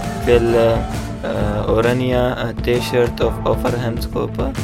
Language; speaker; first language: Dutch; non-native, learner; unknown